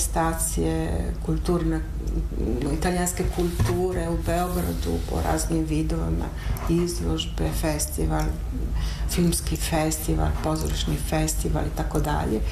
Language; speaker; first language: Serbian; non-native, fluent; Italian